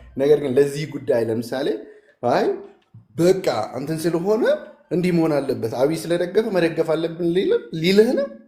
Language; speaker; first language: Amharic; non-native, local second language; Tigrinya